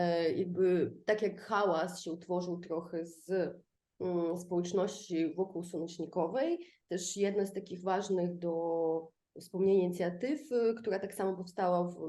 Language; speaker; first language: Polish; non-native, fluent; Ukrainian